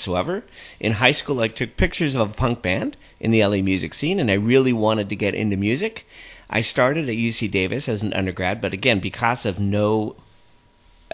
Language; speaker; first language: English; native; English